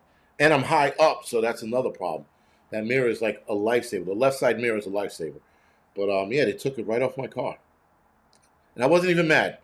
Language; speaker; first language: English; native; English